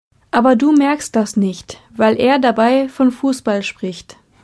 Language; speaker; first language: German; native; German